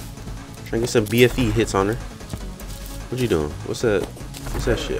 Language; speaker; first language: English; native; English